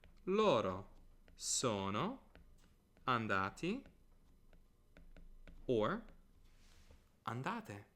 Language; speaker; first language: Italian; non-native, fluent; English